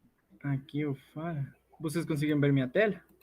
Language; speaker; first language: Portuguese; non-native, learner; Spanish